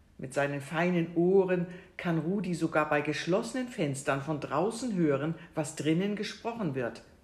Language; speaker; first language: German; native; German